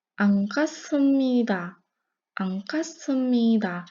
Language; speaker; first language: Korean; non-native, learner; Indonesian